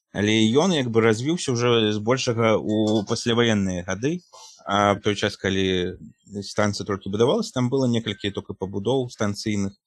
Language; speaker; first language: Belarusian; native; Belarusian